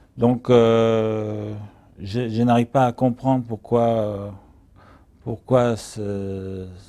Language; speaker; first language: French; early bilingual, other home language; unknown